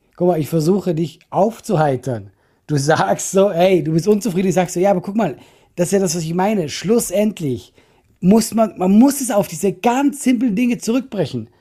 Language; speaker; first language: German; non-native, fluent; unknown